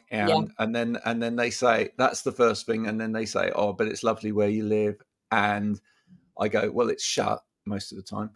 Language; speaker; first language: English; native; English